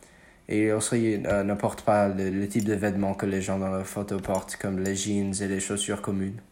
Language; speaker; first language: French; non-native, fluent; English